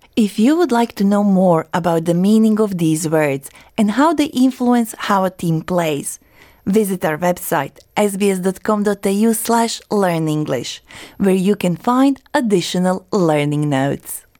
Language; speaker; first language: English; non-native, fluent; Croatian